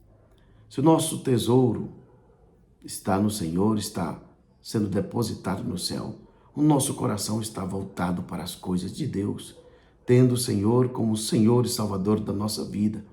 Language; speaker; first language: Portuguese; native; Portuguese